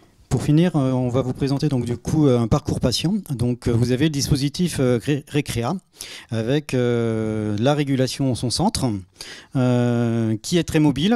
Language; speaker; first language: French; native; French